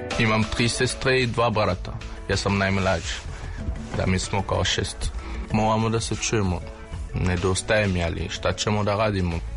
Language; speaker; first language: Serbian; non-native, learner; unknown